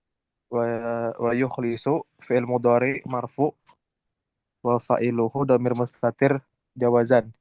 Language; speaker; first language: Arabic; non-native, learner; Indonesian